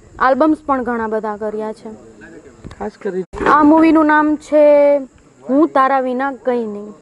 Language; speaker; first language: Gujarati; native; Gujarati